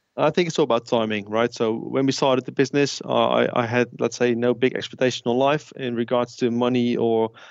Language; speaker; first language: English; non-native, fluent; Dutch